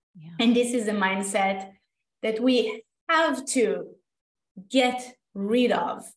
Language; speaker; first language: English; non-native, fluent; Hebrew